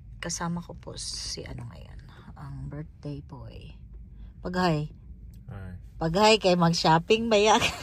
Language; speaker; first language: Filipino; native; Filipino